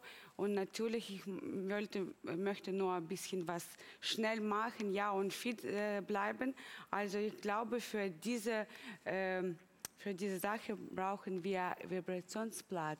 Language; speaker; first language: German; non-native, fluent; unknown